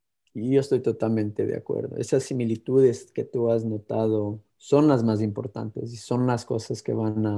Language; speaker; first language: Spanish; early bilingual, heritage; Spanish